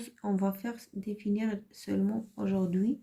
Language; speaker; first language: French; non-native, learner; Arabic